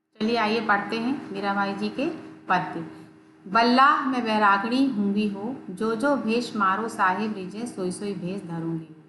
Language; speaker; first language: Hindi; native; Hindi